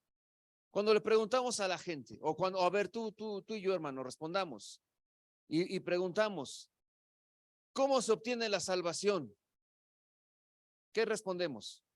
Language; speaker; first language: Spanish; native; Spanish